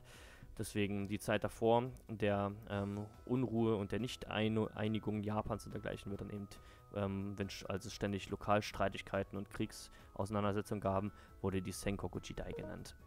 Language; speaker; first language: German; native; German